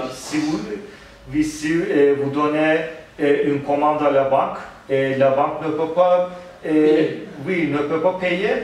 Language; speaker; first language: French; non-native, learner; Turkish